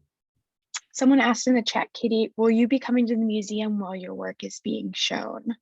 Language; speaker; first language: English; native; English